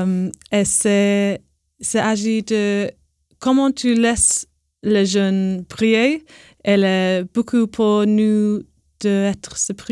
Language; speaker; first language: French; non-native, learner; English